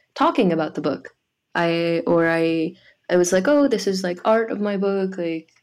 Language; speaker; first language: English; early bilingual, other home language; French